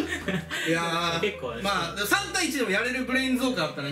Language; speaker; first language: Japanese; native; Japanese